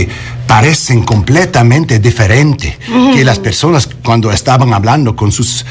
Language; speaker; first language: Spanish; early bilingual, heritage; Spanish